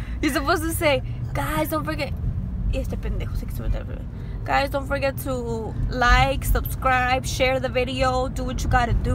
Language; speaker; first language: English; early bilingual, other home language; Spanish